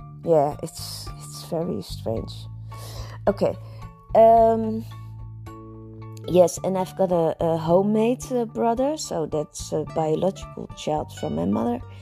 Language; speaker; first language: English; non-native, learner; Dutch